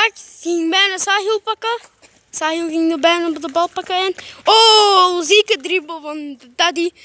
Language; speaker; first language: Dutch; non-native, local second language; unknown